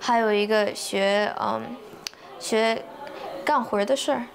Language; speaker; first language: Chinese; early bilingual, heritage; Chinese